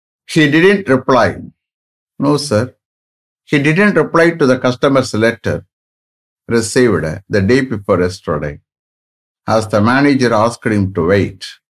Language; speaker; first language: English; non-native, local second language; Tamil